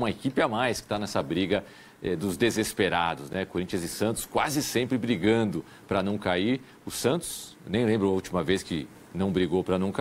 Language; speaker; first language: Portuguese; native; Portuguese